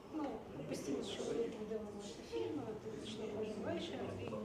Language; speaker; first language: Ukrainian; non-native, local second language; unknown